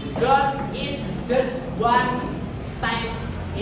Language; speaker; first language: English; non-native, learner; Indonesian